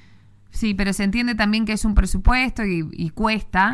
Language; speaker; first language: Spanish; native; Spanish